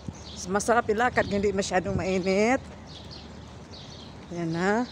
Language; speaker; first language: Filipino; non-native, local second language; Cebuano